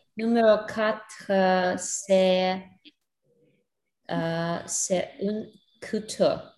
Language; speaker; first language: French; non-native, learner; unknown